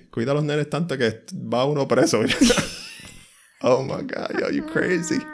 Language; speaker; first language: English; native; English